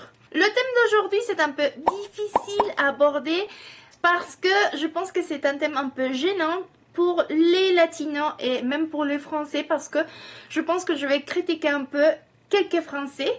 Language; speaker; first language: French; non-native, fluent; Spanish